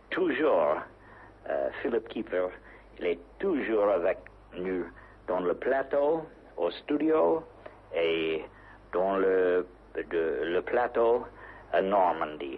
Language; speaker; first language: French; non-native, learner; English